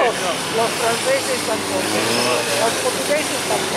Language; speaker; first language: Spanish; non-native, learner; English